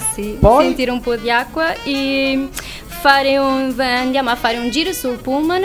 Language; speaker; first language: Italian; non-native, learner; Portuguese